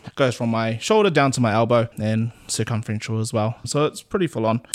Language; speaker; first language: English; native; English